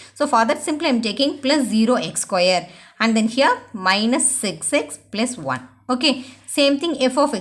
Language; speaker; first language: English; non-native, local second language; Tamil